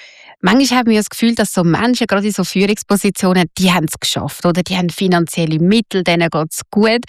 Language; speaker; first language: German; native; German